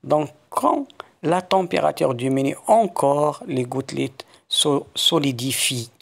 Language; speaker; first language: French; non-native, local second language; Arabic